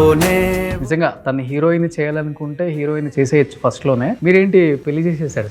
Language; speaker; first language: Telugu; native; Telugu